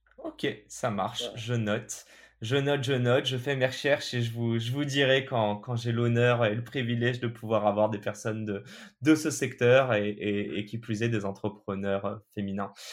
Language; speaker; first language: French; native; French